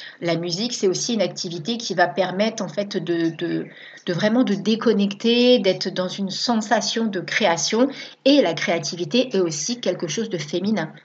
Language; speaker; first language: French; native; French